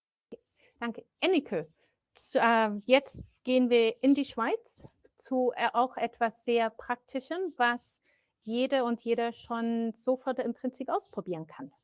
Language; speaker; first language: German; native; German